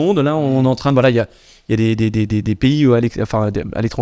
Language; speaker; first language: French; native; French